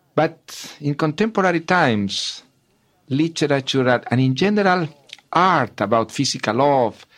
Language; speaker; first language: English; non-native, fluent; Spanish